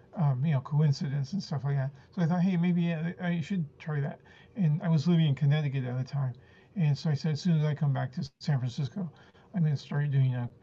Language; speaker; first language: English; early bilingual, other home language; Spanish